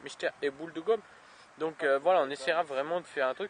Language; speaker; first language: French; native; French